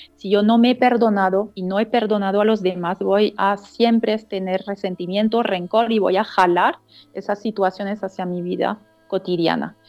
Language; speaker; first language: Spanish; non-native, fluent; French